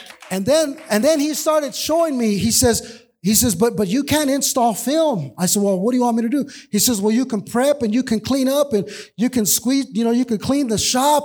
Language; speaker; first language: English; native; English